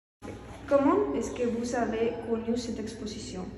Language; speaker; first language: French; non-native, learner; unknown